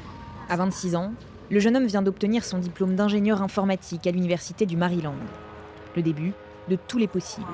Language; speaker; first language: French; native; French